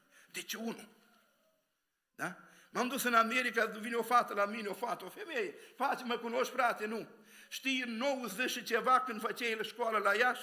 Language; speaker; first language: Romanian; native; Romanian